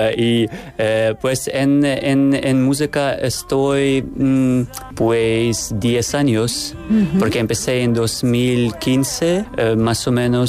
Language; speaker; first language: Spanish; non-native, learner; Ukrainian